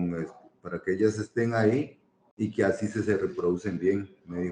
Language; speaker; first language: Spanish; native; Spanish